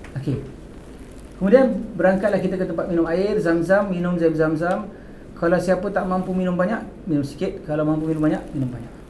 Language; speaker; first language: Malay; native; Malay